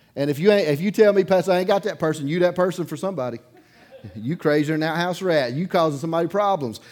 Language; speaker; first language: English; native; English